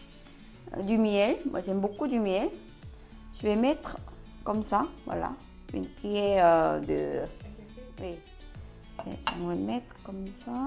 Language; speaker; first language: French; non-native, learner; Korean